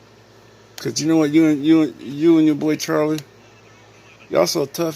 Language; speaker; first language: English; native; English